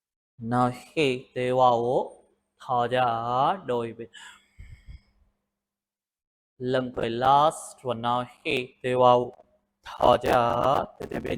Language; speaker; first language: Vietnamese; non-native, learner; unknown